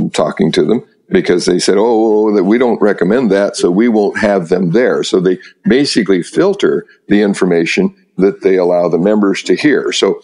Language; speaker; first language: English; native; English